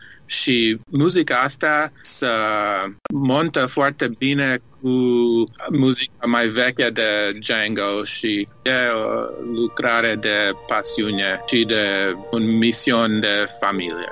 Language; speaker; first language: Romanian; early bilingual, heritage; Romanian